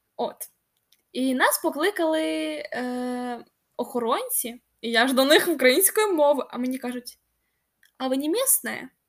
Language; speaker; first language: Ukrainian; non-native, local second language; Russian